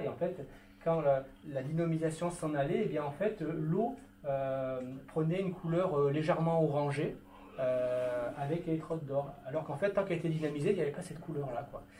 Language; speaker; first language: French; native; French